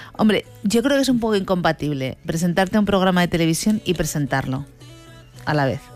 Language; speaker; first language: Spanish; native; Spanish